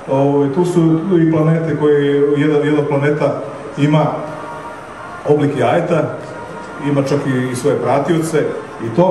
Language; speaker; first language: Serbian; native; Serbian